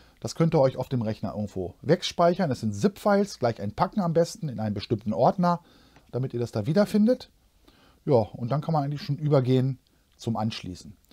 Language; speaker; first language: German; native; German